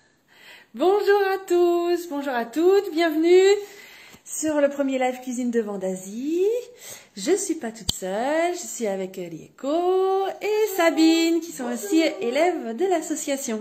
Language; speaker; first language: French; native; French